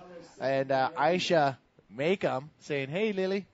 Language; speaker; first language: English; native; English